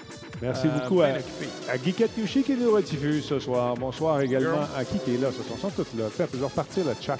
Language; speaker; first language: French; native; French